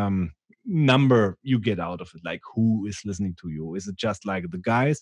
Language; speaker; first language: English; non-native, fluent; German